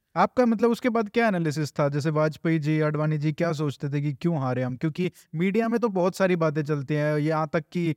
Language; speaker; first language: Hindi; native; Hindi